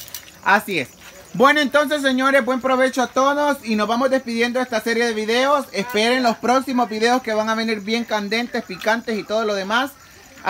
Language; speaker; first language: Spanish; native; Spanish